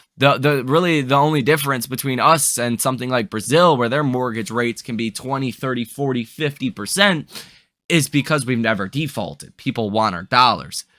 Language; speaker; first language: English; native; English